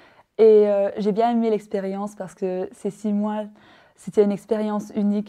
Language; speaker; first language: French; non-native, fluent; German